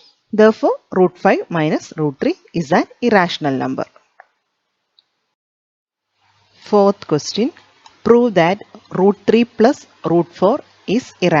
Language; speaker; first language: English; non-native, local second language; Malayalam